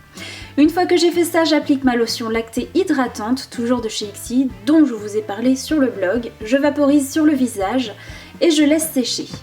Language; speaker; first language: French; native; French